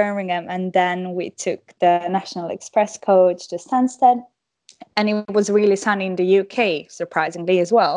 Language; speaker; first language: English; non-native, fluent; Croatian